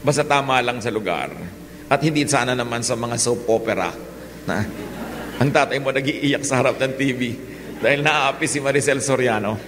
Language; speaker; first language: Filipino; native; Filipino